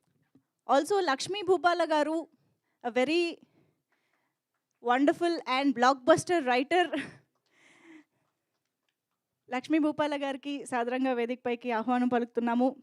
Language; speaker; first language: Telugu; native; Telugu